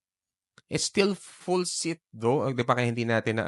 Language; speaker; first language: Filipino; native; Filipino